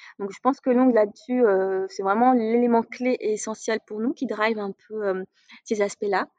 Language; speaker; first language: French; non-native, local second language; Arabic